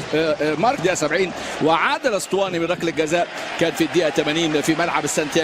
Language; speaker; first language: Arabic; native; Arabic